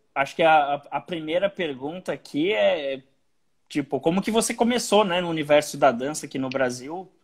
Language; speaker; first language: Portuguese; native; Portuguese